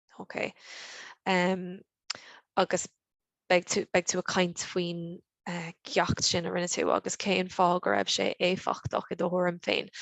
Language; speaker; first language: Irish; non-native, local second language; English